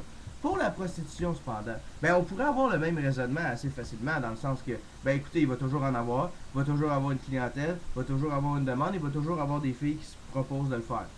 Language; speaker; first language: French; native; French